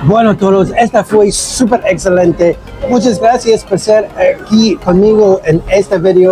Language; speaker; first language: Spanish; non-native, learner; English